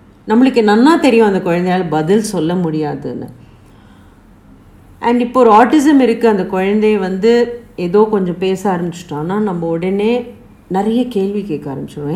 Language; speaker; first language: Tamil; native; Tamil